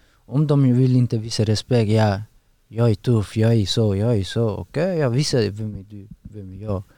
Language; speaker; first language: Swedish; non-native, learner; Persian